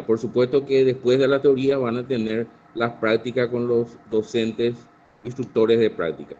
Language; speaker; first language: Spanish; native; Spanish